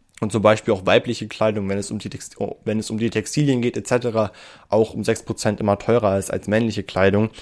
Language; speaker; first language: German; native; German